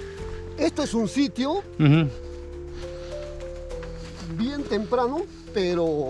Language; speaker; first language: Spanish; native; Spanish